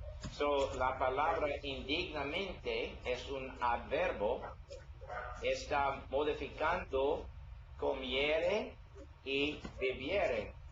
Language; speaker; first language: Spanish; non-native, learner; English